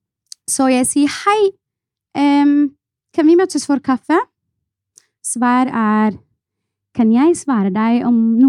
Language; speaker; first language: Norwegian; non-native, fluent; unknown